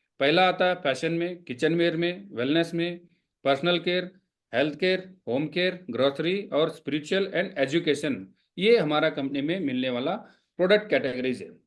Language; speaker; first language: Hindi; non-native, local second language; Kannada